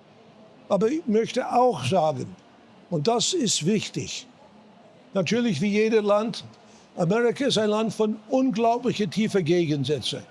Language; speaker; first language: German; non-native, fluent; English